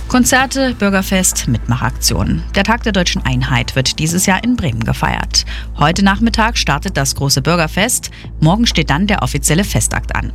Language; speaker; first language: German; native; German